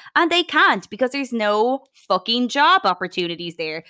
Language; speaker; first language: English; native; English